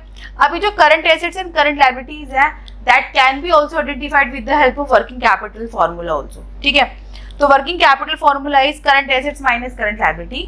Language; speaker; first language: Hindi; native; Hindi